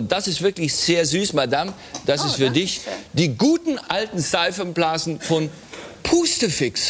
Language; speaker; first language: German; native; German